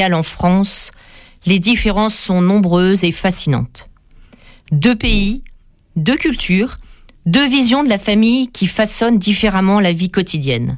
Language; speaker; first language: French; native; French